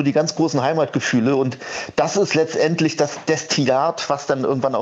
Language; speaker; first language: German; native; German